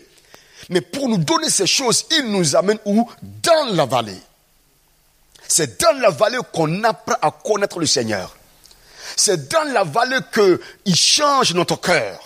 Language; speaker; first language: French; non-native, local second language; Mossi